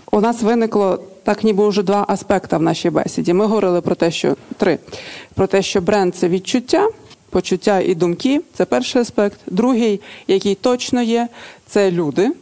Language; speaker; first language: Ukrainian; native; Ukrainian